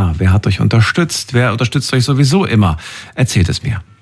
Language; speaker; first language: German; native; German